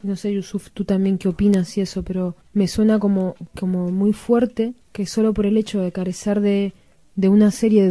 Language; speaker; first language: Spanish; native; Spanish